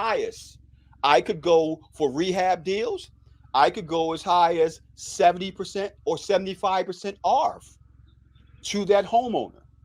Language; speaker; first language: English; native; English